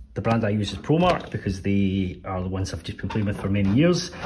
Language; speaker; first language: English; native; English